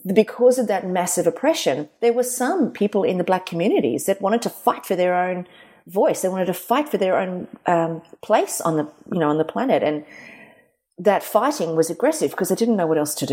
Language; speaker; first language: English; native; English